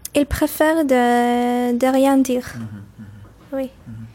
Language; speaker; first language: French; non-native, learner; Greek